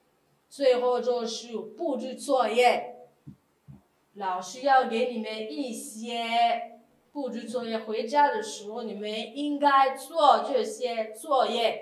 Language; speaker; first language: Chinese; non-native, fluent; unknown